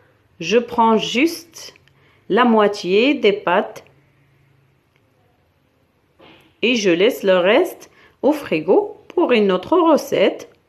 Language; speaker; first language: French; non-native, local second language; Arabic